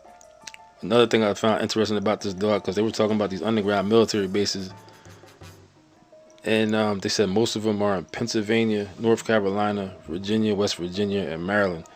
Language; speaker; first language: English; native; English